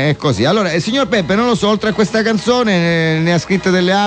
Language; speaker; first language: Italian; native; Italian